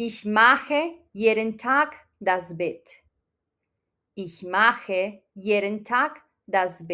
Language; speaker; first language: German; non-native, fluent; Spanish